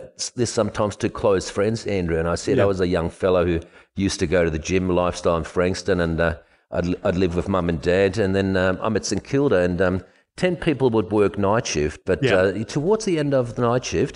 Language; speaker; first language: English; non-native, fluent; German